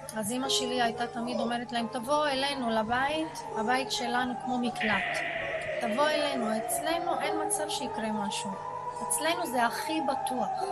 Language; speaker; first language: Hebrew; non-native, local second language; Arabic